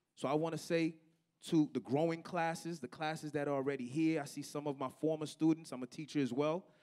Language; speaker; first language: English; native; English